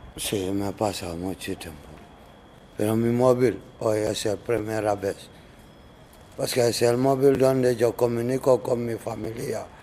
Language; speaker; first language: Spanish; non-native, learner; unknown